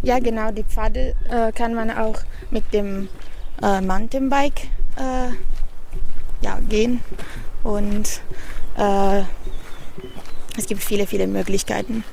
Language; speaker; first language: German; non-native, fluent; Italian